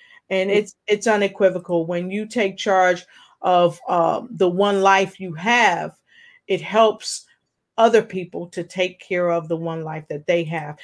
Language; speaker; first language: English; native; English